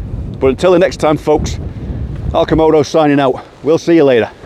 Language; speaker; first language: English; native; English